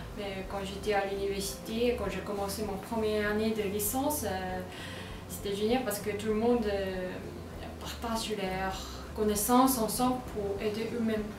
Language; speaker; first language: French; non-native, learner; Korean